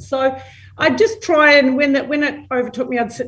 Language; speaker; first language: English; native; English